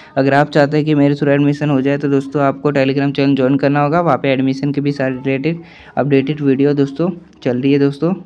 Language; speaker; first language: Hindi; native; Hindi